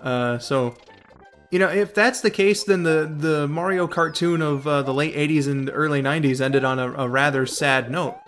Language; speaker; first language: English; native; English